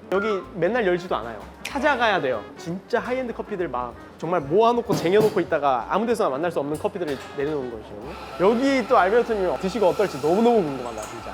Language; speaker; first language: Korean; native; Korean